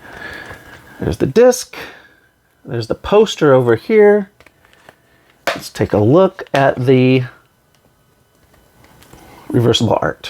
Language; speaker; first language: English; native; English